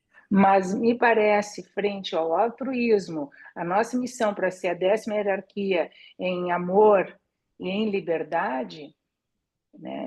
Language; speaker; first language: Portuguese; native; Portuguese